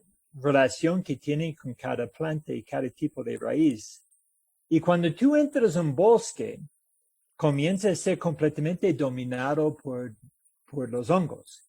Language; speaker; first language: Spanish; non-native, fluent; English